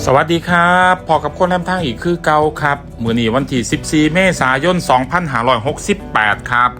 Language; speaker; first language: Thai; native; Thai